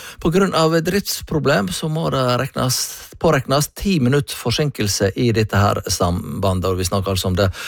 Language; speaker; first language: Norwegian; native; Norwegian